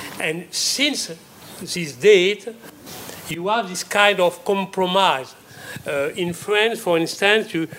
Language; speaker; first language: English; non-native, fluent; French